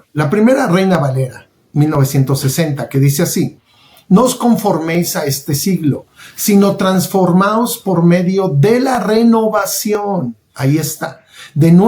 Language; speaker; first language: Spanish; native; Spanish